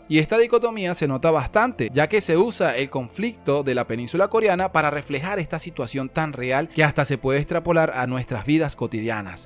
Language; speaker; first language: Spanish; native; Spanish